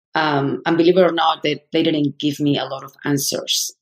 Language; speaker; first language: English; non-native, fluent; Spanish